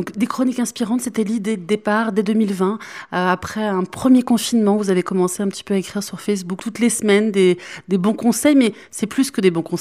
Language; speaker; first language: French; native; French